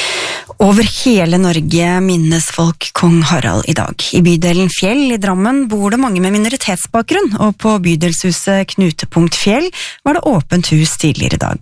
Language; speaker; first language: Norwegian; native; Norwegian